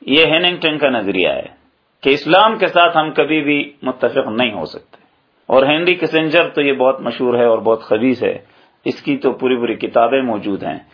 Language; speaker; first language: Urdu; native; Urdu